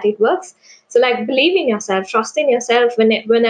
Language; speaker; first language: English; non-native, local second language; Sinhala